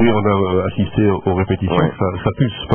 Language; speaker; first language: French; native; French